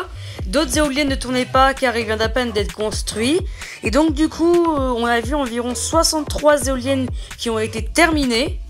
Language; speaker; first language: French; native; French